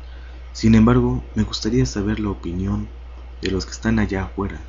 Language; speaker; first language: Spanish; native; Spanish